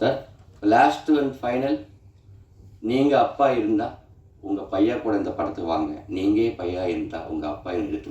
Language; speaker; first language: Tamil; non-native, learner; Telugu